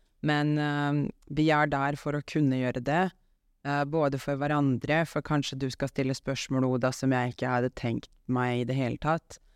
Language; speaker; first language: Norwegian; non-native, fluent; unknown